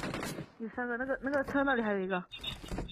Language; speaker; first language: Chinese; native; Chinese